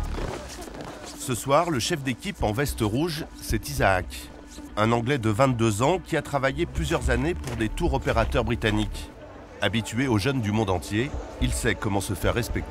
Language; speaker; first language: French; native; French